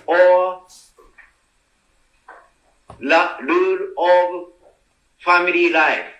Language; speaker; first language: English; non-native, learner; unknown